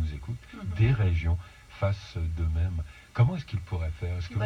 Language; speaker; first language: French; native; French